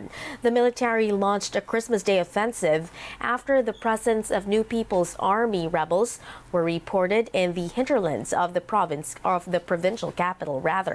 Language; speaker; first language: English; non-native, local second language; Filipino